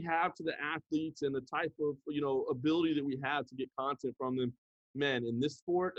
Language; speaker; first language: English; native; English